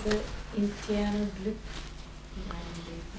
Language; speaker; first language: German; non-native, fluent; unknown